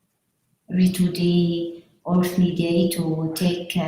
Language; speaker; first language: English; non-native, learner; Arabic